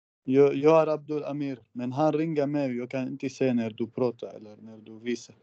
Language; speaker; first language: Swedish; non-native, learner; Arabic